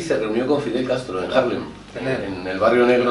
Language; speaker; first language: Spanish; native; Spanish